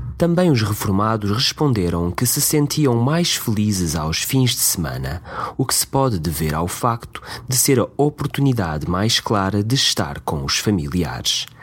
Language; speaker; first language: Portuguese; native; Portuguese